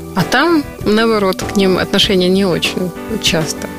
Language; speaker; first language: Russian; non-native, fluent; German